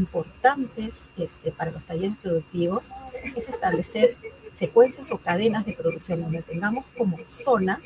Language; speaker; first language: Spanish; native; Spanish